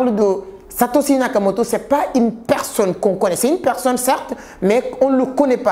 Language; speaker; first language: French; non-native, local second language; Wolof